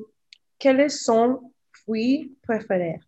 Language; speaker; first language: French; non-native, learner; English